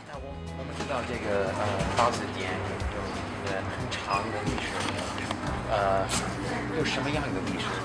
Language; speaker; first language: Chinese; non-native, learner; English